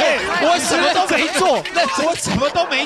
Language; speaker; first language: Chinese; native; Chinese